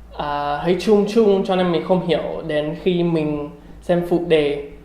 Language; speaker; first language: Vietnamese; non-native, fluent; English